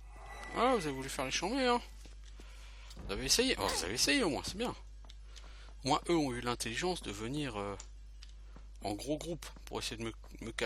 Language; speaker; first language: French; native; French